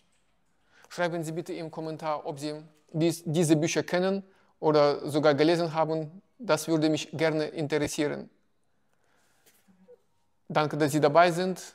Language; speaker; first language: German; non-native, fluent; Russian